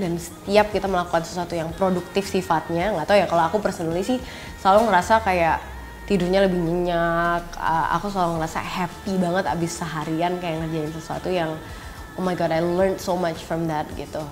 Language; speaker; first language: Indonesian; early bilingual, heritage; Indonesian